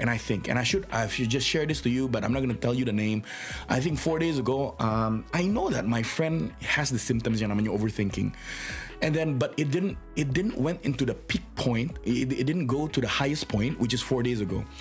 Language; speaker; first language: English; non-native, fluent; Indonesian